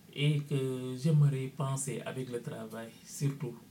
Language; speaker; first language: French; non-native, local second language; Wolof